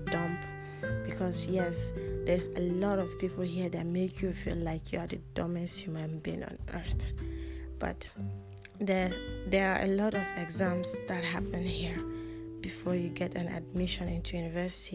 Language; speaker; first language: English; non-native, local second language; Hausa